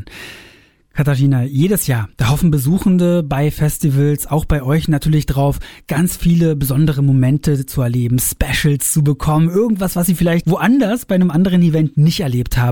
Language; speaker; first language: German; native; German